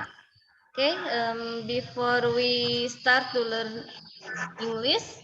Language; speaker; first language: English; non-native, learner; Indonesian